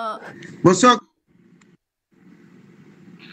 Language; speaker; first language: French; non-native, fluent; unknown